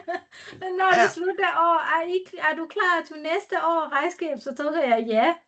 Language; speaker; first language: Danish; non-native, learner; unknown